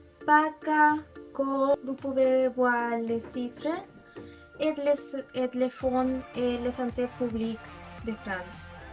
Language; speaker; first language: French; non-native, learner; Spanish